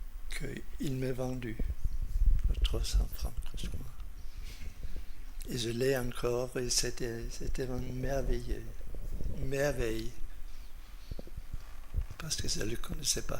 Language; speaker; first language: French; non-native, fluent; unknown